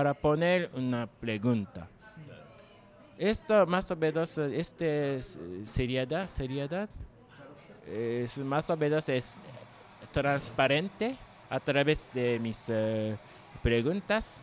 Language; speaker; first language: Spanish; non-native, learner; Japanese